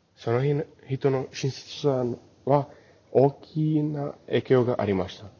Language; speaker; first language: Japanese; non-native, learner; English